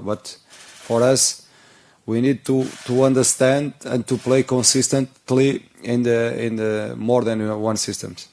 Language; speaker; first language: English; non-native, learner; Portuguese